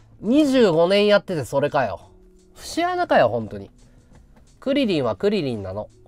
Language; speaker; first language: Japanese; native; Japanese